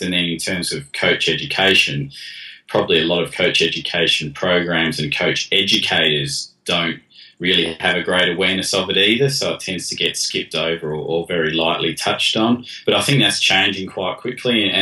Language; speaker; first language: English; native; English